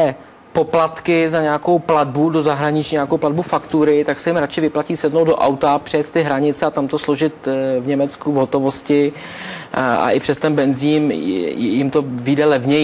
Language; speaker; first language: Czech; native; Czech